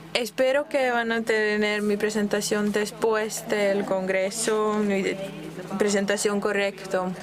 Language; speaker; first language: Spanish; non-native, fluent; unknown